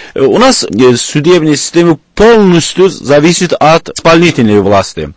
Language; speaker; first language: Russian; non-native, local second language; Azerbaijani